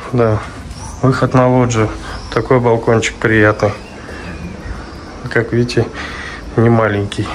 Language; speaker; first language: Russian; native; Russian